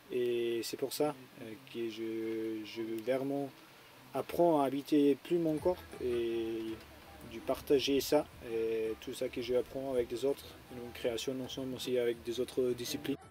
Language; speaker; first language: French; non-native, learner; German